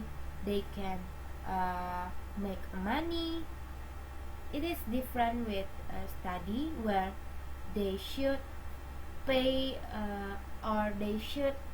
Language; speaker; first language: English; non-native, learner; Indonesian